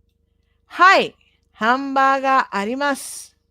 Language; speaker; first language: Japanese; non-native, fluent; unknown